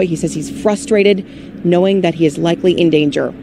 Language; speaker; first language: English; native; English